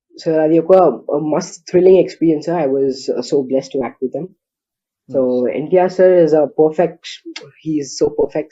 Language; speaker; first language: Telugu; non-native, learner; Kannada